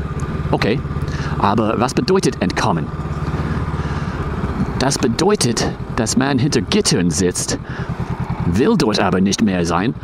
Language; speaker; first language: German; non-native, fluent; English